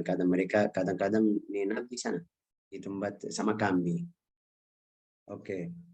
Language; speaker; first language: Indonesian; non-native, fluent; Arabic